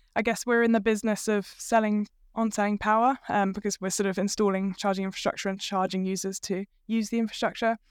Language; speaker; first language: English; native; English